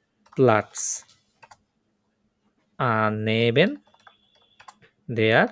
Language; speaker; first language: German; non-native, fluent; Bangla